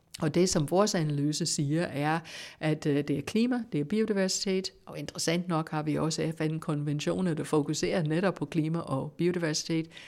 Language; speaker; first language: Danish; non-native, fluent; English